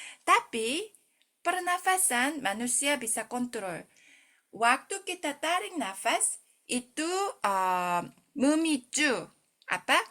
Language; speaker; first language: Indonesian; non-native, fluent; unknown